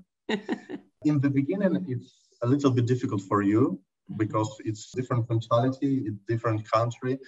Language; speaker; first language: English; non-native, learner; Russian